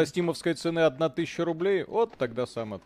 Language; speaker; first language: Russian; native; Russian